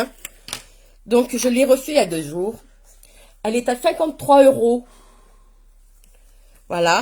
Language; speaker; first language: French; native; French